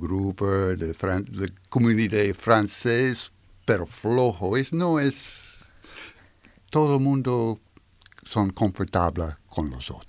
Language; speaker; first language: Spanish; non-native, learner; French